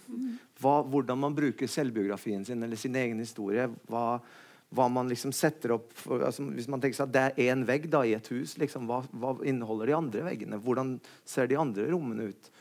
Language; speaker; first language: Norwegian; native; Norwegian